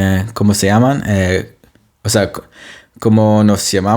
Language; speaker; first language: Spanish; non-native, fluent; Hebrew